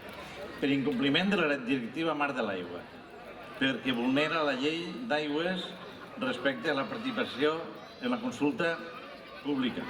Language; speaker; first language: Catalan; native; Catalan